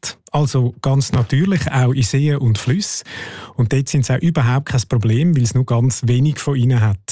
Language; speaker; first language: German; native; German